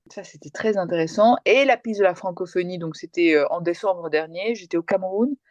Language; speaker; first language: French; early bilingual, other home language; Malayalam